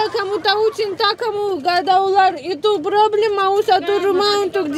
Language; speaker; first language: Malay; non-native, learner; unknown